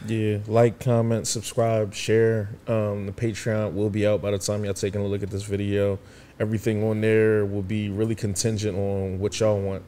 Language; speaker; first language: English; native; English